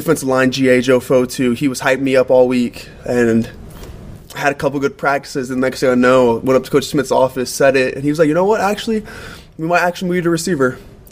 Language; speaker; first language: English; native; English